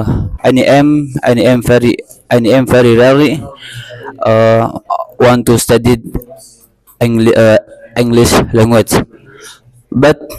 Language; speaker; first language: English; non-native, learner; Indonesian